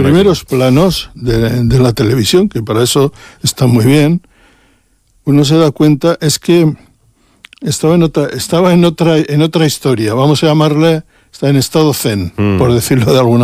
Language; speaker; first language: Spanish; native; Spanish